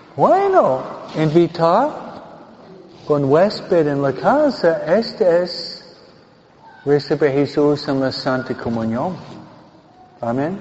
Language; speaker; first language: Spanish; non-native, fluent; English